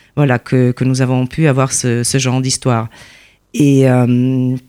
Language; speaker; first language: French; non-native, fluent; Polish